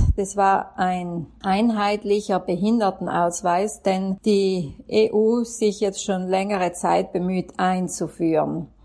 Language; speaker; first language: German; native; German